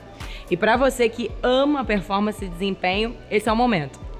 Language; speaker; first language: Portuguese; native; Portuguese